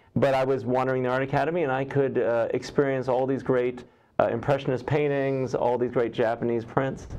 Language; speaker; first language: English; native; English